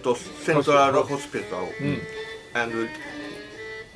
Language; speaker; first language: English; non-native, learner; Japanese